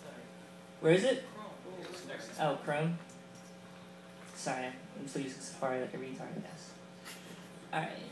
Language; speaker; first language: English; native; English